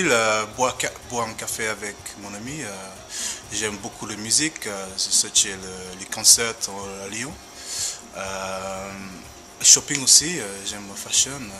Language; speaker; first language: French; non-native, learner; English